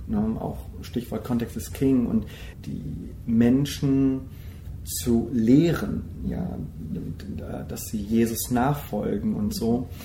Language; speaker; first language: German; early bilingual, other home language; Korean